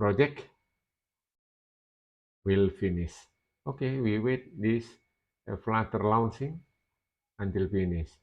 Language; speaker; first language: English; non-native, learner; Indonesian